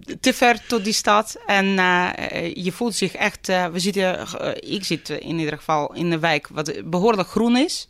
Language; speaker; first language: Dutch; early bilingual, other home language; Ukrainian